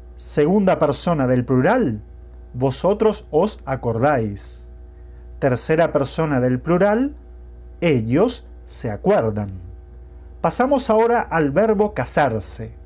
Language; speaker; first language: Spanish; non-native, fluent; Portuguese